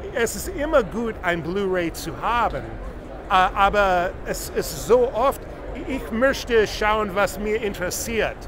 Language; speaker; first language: German; non-native, fluent; English